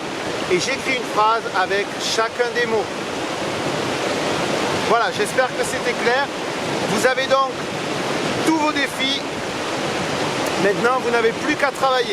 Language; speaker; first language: French; native; French